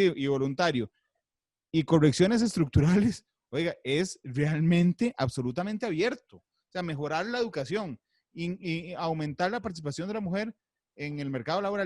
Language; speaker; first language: Spanish; native; Spanish